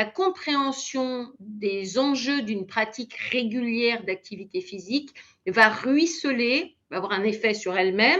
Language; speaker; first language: French; native; French